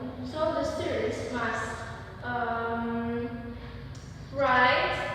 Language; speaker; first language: English; non-native, learner; Indonesian